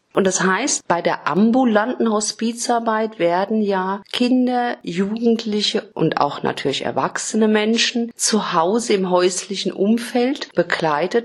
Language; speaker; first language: German; native; German